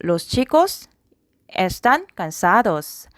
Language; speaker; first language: Spanish; non-native, learner; Korean